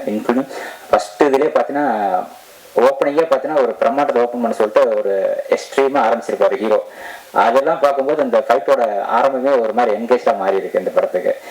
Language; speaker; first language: Tamil; native; Tamil